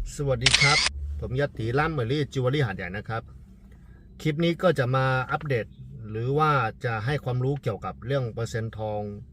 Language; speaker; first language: Thai; non-native, fluent; Chinese